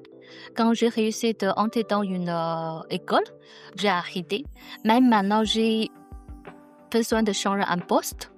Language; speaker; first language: French; non-native, learner; Chinese